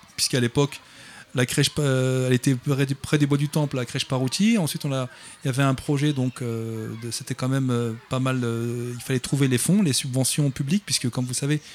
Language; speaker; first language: French; native; French